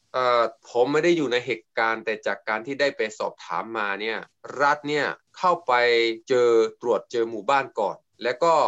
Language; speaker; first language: Thai; non-native, local second language; S'gaw Karen